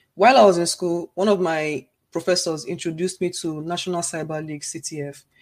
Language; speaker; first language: English; non-native, local second language; Igbo